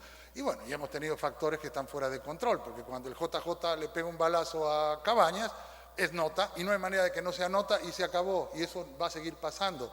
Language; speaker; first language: Spanish; native; Spanish